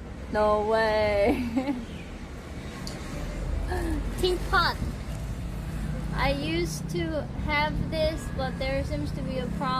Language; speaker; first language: English; non-native, fluent; Korean